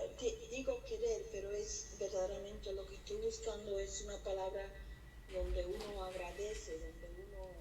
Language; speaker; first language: Spanish; early bilingual, heritage; Spanish